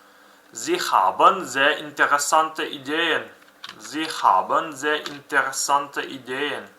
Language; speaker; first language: German; non-native, fluent; Uzbek